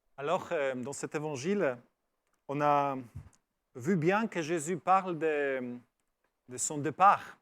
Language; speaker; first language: French; non-native, fluent; Polish